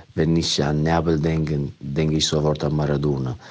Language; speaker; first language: German; non-native, fluent; Italian